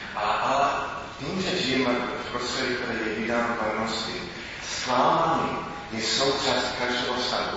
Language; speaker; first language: Czech; non-native, fluent; English